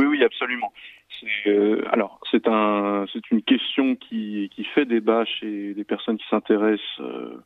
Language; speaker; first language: French; native; French